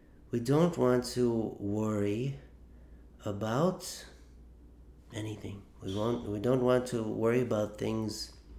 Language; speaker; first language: English; native; English